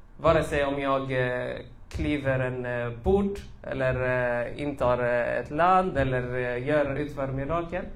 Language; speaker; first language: Swedish; early bilingual, other home language; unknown